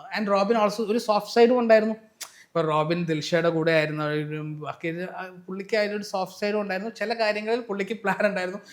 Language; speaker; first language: Malayalam; native; Malayalam